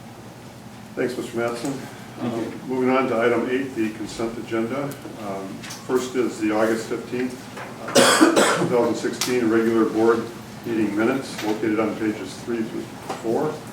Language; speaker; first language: English; native; English